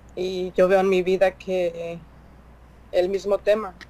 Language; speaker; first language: Spanish; early bilingual, heritage; Spanish